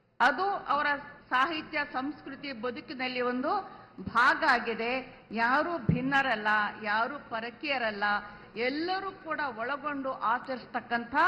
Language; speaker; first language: Kannada; non-native, local second language; Urdu